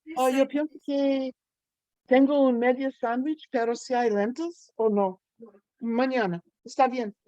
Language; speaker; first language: Spanish; non-native, learner; English